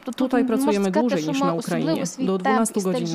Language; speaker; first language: Ukrainian; native; Ukrainian